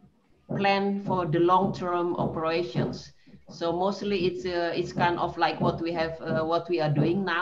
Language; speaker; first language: English; non-native, fluent; Indonesian